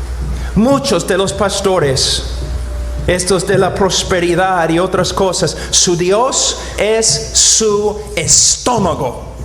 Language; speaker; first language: Spanish; non-native, fluent; English